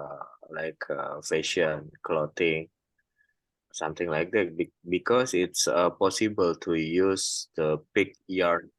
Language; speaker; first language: English; non-native, fluent; Indonesian